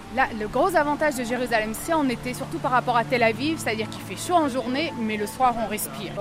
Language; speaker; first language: French; native; French